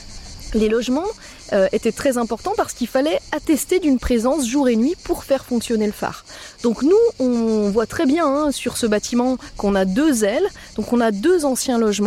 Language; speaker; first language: French; native; French